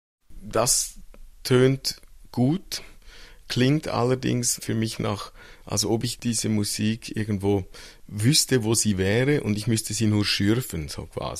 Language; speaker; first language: German; native; German